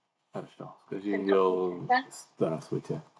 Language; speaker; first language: Russian; non-native, learner; English